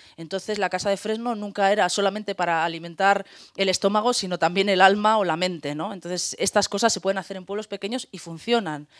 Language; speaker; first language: Spanish; native; Spanish